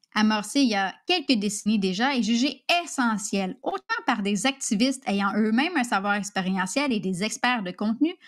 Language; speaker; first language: French; native; French